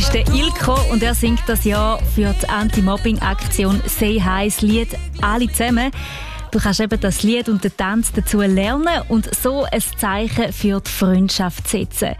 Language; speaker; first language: German; native; German